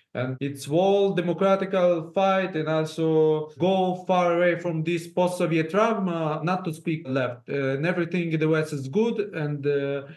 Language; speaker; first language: English; non-native, fluent; Hebrew